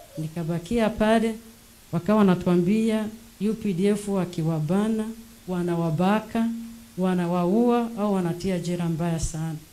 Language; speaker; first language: Swahili; non-native, local second language; Rundi